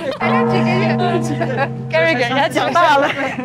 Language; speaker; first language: Chinese; native; Chinese